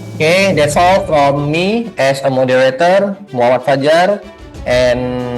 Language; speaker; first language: English; non-native, learner; Indonesian